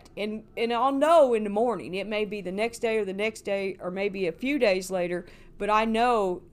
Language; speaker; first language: English; native; English